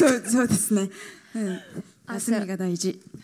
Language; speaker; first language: Japanese; non-native, fluent; Korean